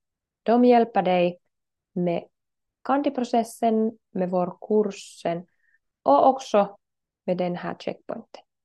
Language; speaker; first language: Swedish; non-native, learner; Finnish